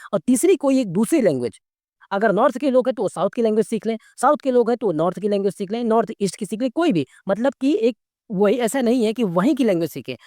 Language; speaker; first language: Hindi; native; Hindi